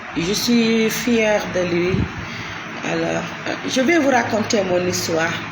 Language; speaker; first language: French; non-native, local second language; Wolof